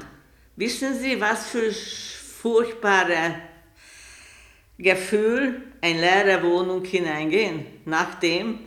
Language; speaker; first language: German; non-native, learner; Hungarian